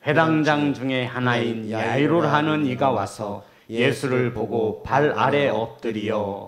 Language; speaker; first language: Korean; native; Korean